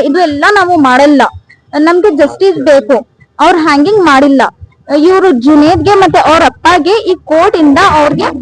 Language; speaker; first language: Kannada; non-native, local second language; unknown